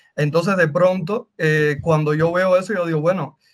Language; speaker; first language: Spanish; native; Spanish